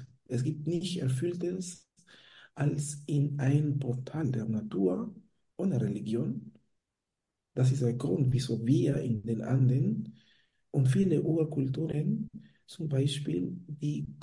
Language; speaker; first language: German; non-native, fluent; Spanish